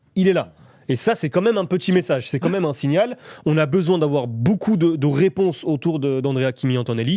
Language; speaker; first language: French; native; French